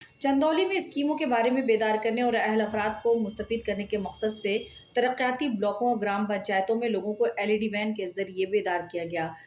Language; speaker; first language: Urdu; native; Urdu